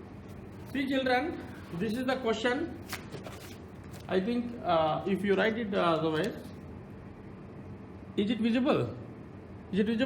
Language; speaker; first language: English; non-native, local second language; Telugu